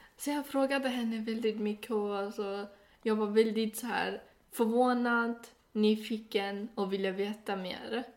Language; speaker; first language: Swedish; non-native, fluent; Persian